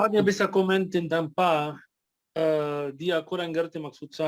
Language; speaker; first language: Indonesian; non-native, fluent; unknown